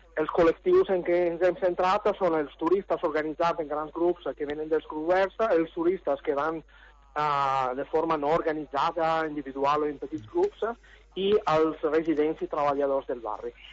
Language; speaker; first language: Catalan; non-native, fluent; Italian